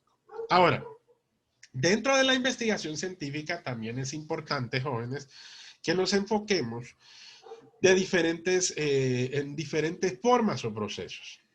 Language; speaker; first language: Spanish; native; Spanish